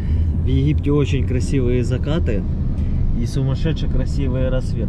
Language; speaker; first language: Russian; native; Russian